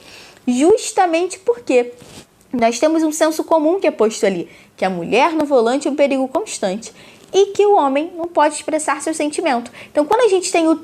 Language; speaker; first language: Portuguese; native; Portuguese